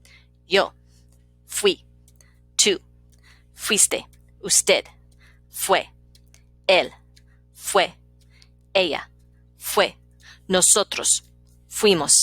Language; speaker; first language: Spanish; non-native, fluent; English